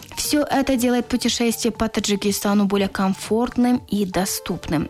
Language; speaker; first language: Russian; non-native, local second language; Tajik